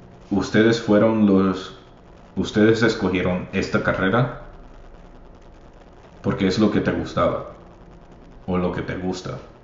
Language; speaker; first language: Spanish; native; Spanish